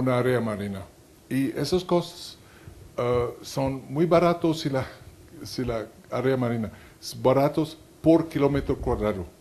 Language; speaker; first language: Spanish; non-native, fluent; French